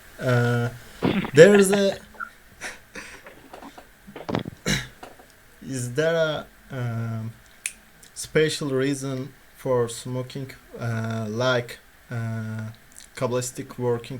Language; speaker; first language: English; non-native, learner; Turkish